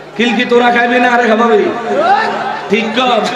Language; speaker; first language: Bangla; native; Bangla